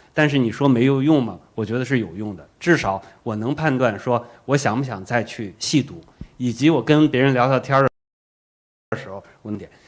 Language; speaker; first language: Chinese; native; Chinese